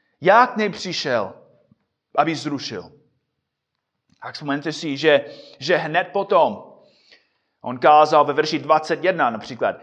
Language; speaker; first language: Czech; non-native, fluent; English